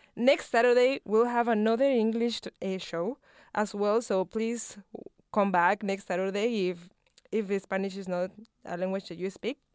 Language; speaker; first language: English; non-native, fluent; Spanish